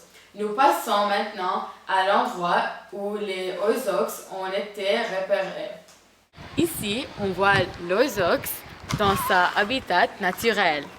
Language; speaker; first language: French; non-native, learner; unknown